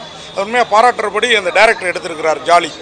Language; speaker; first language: Tamil; native; Tamil